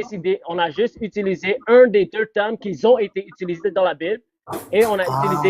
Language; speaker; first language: French; non-native, fluent; English